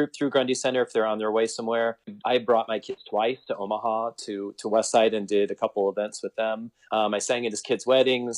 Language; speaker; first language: English; native; English